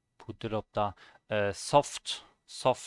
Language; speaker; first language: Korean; non-native, learner; German